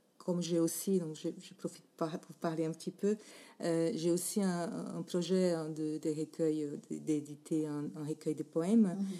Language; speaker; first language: French; non-native, fluent; Portuguese